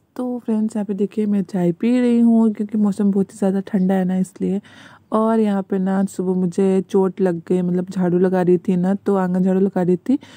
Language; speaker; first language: Hindi; native; Hindi